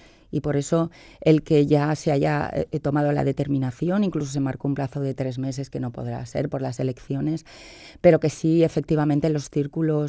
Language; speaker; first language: Spanish; native; Spanish